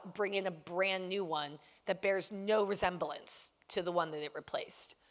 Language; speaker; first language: English; native; English